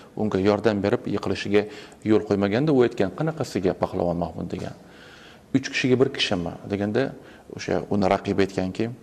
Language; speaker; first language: Uzbek; non-native, local second language; Russian